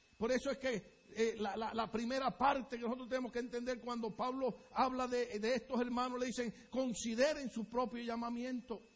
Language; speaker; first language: Spanish; native; Spanish